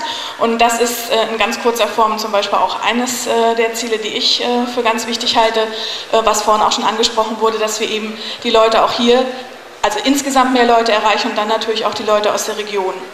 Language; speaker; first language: German; native; German